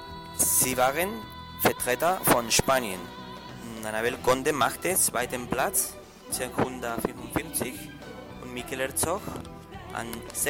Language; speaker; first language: German; non-native, learner; Spanish